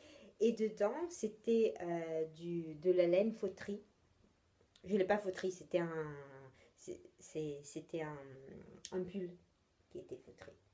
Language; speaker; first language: French; non-native, fluent; Italian